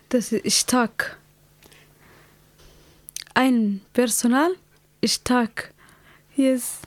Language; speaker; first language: German; non-native, learner; Somali